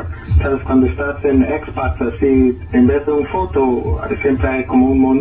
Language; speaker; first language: Spanish; early bilingual, heritage; Spanish